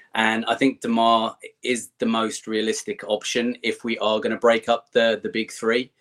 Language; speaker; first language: English; native; English